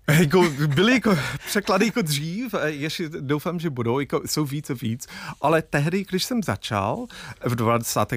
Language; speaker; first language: Czech; non-native, fluent; English